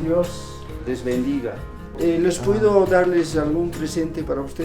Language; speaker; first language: Spanish; native; Spanish